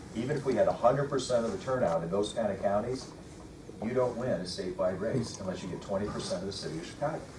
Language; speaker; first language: English; native; English